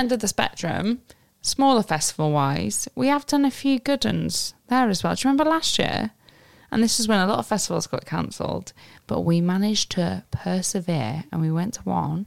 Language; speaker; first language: English; native; English